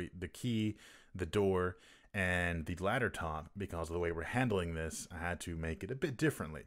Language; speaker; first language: English; native; English